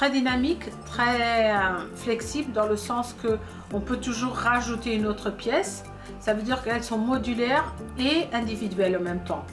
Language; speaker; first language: French; non-native, fluent; Portuguese